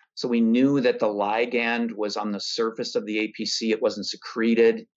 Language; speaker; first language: English; native; English